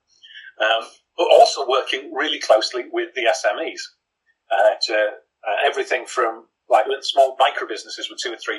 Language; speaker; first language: English; native; English